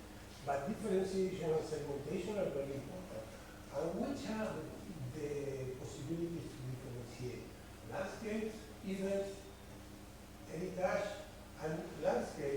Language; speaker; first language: English; non-native, fluent; Spanish